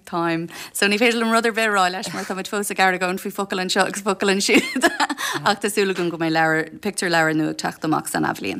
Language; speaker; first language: Irish; non-native, local second language; English